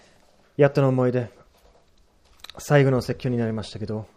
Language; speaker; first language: Japanese; non-native, fluent; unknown